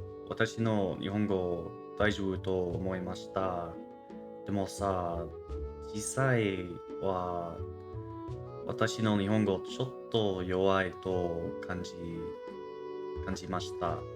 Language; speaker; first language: Japanese; non-native, learner; English